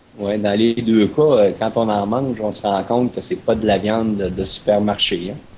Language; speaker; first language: French; native; French